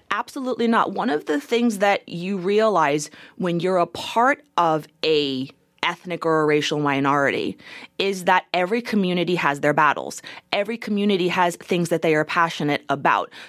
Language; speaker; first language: English; native; English